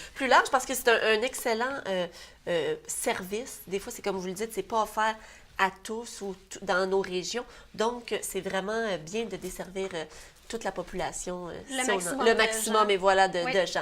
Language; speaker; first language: French; native; French